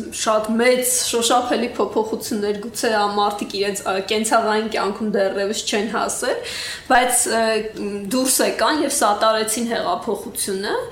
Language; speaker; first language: Armenian; native; Armenian